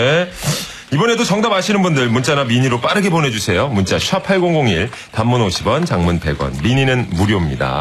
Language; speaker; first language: Korean; native; Korean